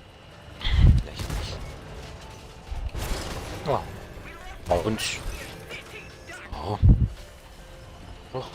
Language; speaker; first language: German; native; German